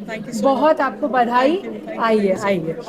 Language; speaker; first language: Hindi; native; Hindi